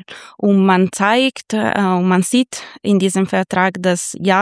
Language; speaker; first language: German; non-native, fluent; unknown